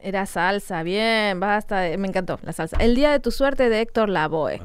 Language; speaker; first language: Spanish; native; Spanish